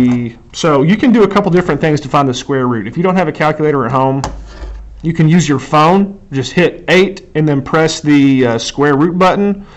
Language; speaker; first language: English; native; English